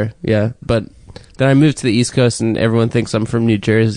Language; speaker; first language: English; native; English